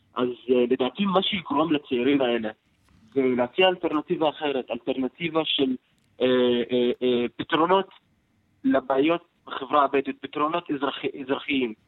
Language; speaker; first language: Hebrew; non-native, local second language; Arabic